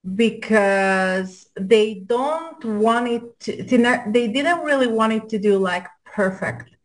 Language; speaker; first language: English; non-native, fluent; Hungarian